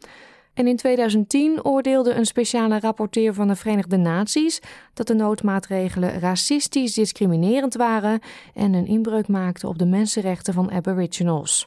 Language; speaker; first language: Dutch; native; Dutch